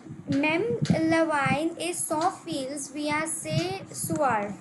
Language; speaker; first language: French; non-native, learner; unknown